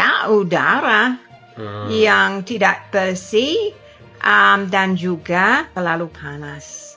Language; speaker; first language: Indonesian; non-native, fluent; English